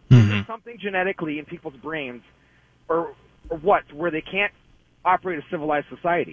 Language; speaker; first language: English; native; English